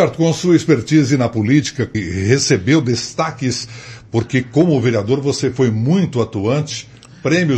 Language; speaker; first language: Portuguese; native; Portuguese